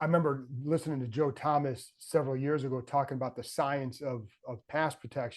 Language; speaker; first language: English; native; English